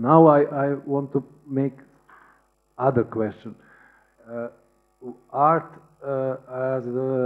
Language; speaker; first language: English; non-native, learner; Serbian